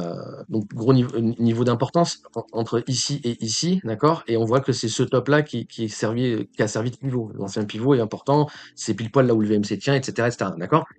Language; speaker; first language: French; native; French